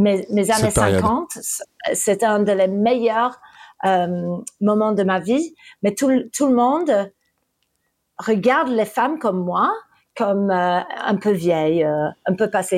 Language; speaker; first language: French; early bilingual, heritage; English